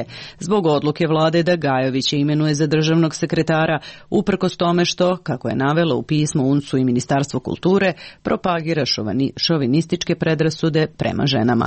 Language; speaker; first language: Serbian; native; Serbian